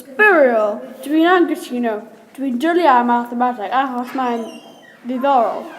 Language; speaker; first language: Welsh; non-native, local second language; English